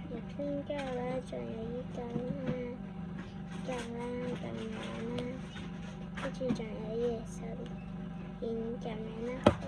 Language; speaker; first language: Cantonese; native; Cantonese